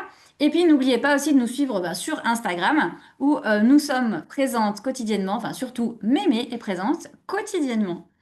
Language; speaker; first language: French; native; French